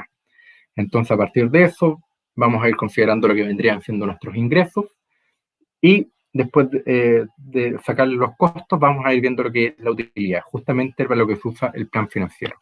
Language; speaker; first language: Spanish; native; Spanish